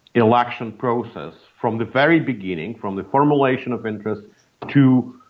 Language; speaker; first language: English; non-native, fluent; Russian